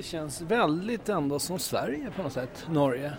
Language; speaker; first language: Swedish; native; Swedish